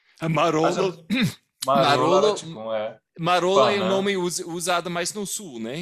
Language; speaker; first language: Portuguese; non-native, fluent; English